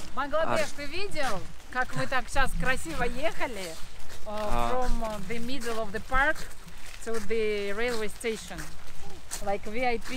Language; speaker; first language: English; non-native, fluent; Russian